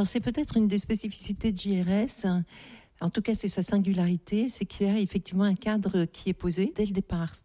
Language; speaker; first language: French; native; French